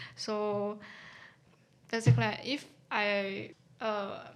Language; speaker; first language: English; non-native, fluent; Chinese